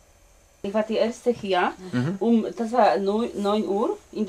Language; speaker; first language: German; non-native, learner; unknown